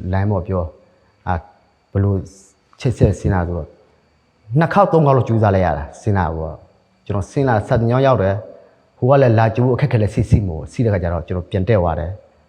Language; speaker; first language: Burmese; native; Burmese